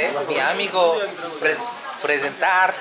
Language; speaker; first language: Spanish; non-native, learner; Korean